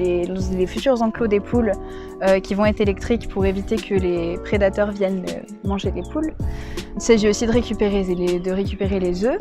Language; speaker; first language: French; native; French